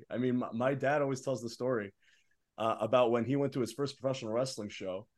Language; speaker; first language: English; early bilingual, other home language; Arabic